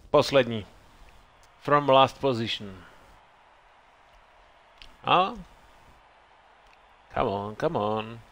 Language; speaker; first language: English; non-native, learner; Czech